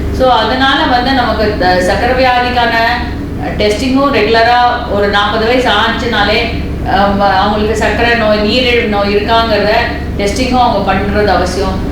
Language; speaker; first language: Tamil; native; Tamil